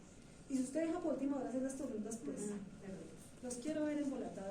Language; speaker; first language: Spanish; native; Spanish